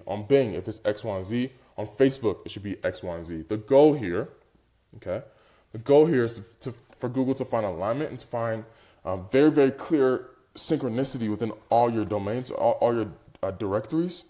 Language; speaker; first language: English; native; English